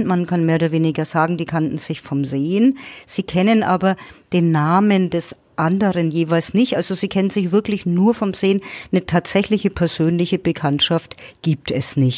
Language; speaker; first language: German; native; German